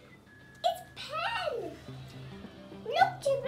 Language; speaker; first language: English; early bilingual, other home language; Bangla